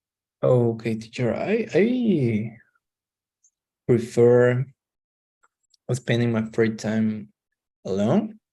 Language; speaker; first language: English; non-native, learner; Spanish